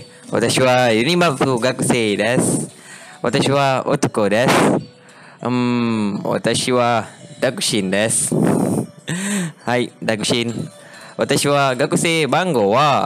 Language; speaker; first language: Japanese; non-native, learner; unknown